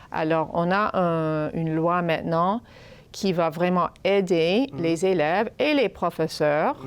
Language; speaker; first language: French; non-native, fluent; English